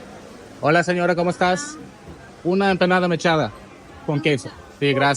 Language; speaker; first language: Spanish; non-native, learner; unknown